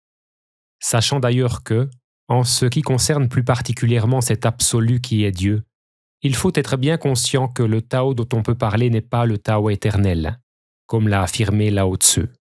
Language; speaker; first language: French; native; French